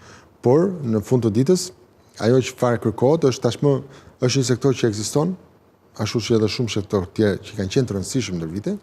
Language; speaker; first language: Albanian; native; Albanian